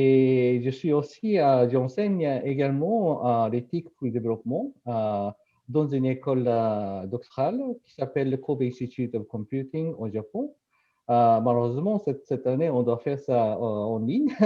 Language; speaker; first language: French; non-native, fluent; Japanese